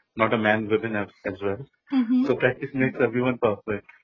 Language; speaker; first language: English; non-native, local second language; Hindi